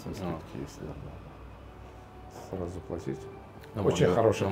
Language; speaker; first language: Russian; non-native, local second language; Uzbek